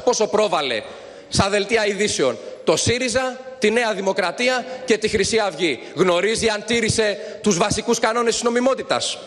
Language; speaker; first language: Greek; native; Greek